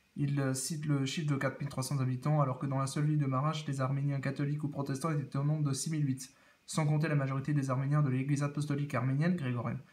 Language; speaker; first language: French; native; French